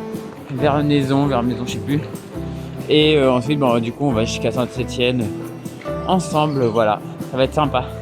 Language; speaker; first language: French; native; French